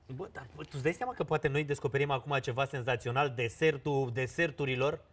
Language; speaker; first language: Romanian; native; Romanian